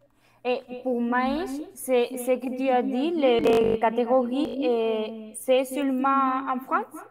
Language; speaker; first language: French; non-native, fluent; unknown